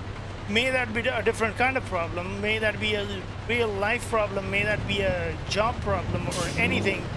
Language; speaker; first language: English; non-native, local second language; Pashto